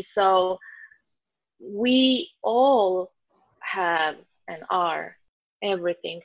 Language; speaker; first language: English; non-native, fluent; Croatian